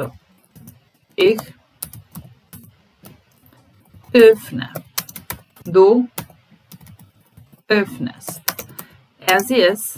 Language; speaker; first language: German; non-native, fluent; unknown